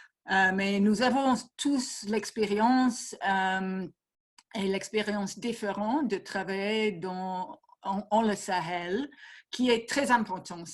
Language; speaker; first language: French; non-native, fluent; English